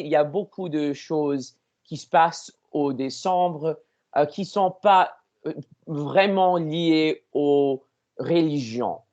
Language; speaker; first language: French; non-native, learner; English